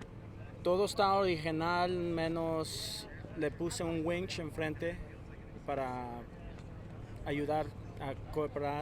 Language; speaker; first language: Spanish; early bilingual, other home language; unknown